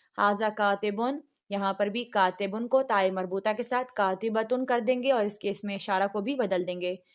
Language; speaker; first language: Urdu; native; Urdu